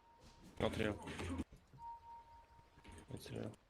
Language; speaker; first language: English; non-native, learner; Russian